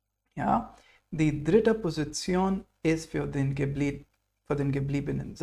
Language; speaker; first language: German; non-native, fluent; English